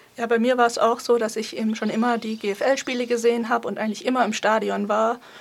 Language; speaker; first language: German; native; German